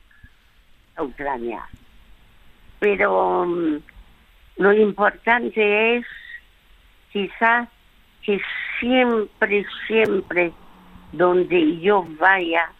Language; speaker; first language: Spanish; non-native, fluent; French